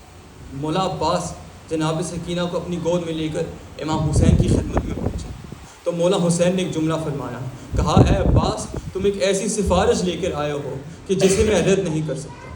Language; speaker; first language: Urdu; early bilingual, heritage; Urdu